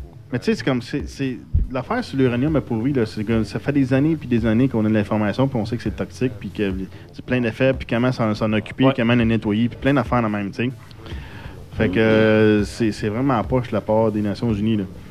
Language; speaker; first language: French; native; French